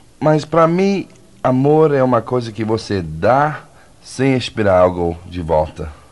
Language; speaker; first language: Portuguese; non-native, fluent; English